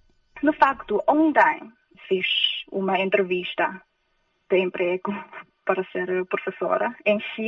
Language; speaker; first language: Portuguese; non-native, fluent; Chinese